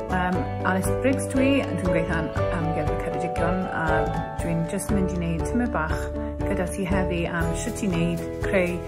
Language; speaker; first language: Welsh; non-native, learner; English